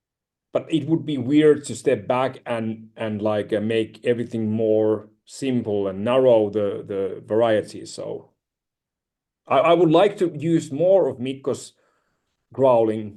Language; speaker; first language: English; non-native, fluent; Finnish